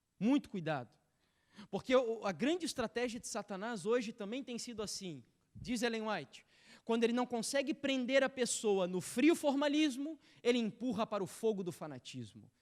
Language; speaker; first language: Portuguese; native; Portuguese